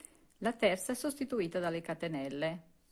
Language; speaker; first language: Italian; native; Italian